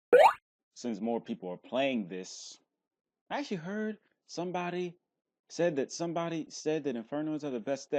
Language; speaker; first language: English; native; English